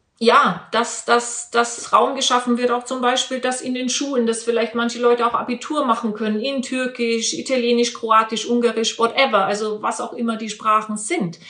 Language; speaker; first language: German; native; German